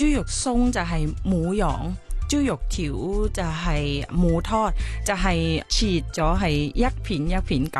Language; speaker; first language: Cantonese; non-native, learner; Thai